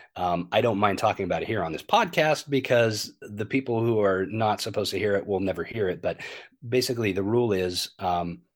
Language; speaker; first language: English; native; English